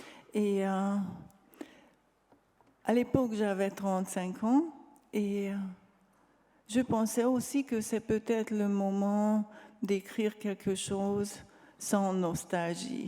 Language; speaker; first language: French; non-native, fluent; Hungarian